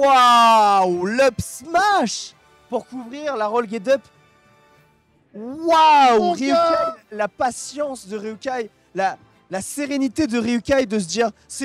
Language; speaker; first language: French; native; French